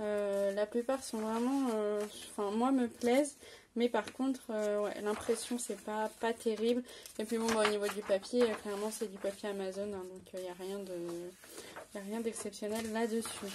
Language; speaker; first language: French; native; French